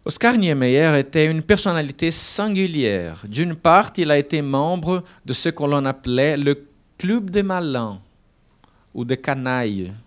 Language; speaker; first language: French; non-native, fluent; Portuguese